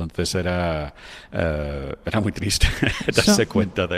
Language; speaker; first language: Spanish; non-native, fluent; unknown